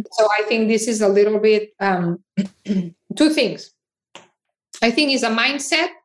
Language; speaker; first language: English; non-native, fluent; Catalan